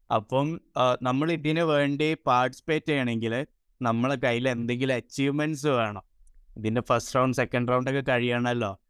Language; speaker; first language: Malayalam; early bilingual, heritage; Malayalam